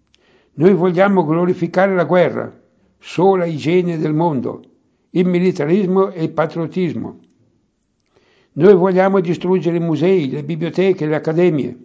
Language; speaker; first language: Italian; native; Italian